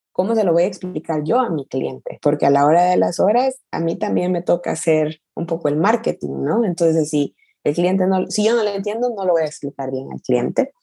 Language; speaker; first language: Spanish; native; Spanish